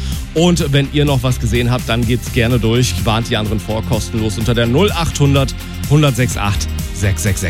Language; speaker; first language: German; native; German